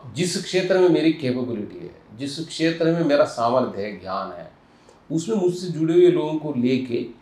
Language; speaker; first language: Hindi; non-native, local second language; Telugu